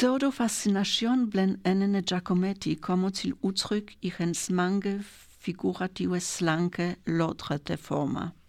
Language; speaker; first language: Danish; non-native, fluent; Polish